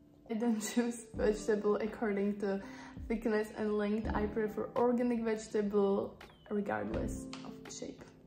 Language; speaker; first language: English; non-native, fluent; Slovak